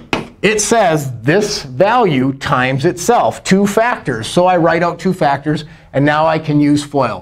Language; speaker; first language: English; native; English